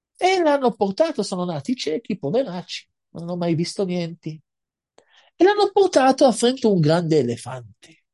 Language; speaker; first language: Italian; non-native, fluent; Hebrew